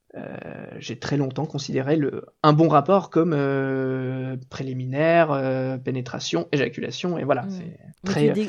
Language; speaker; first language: French; native; French